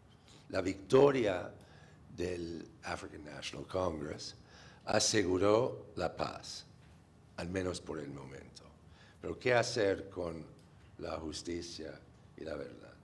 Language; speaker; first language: Spanish; non-native, fluent; English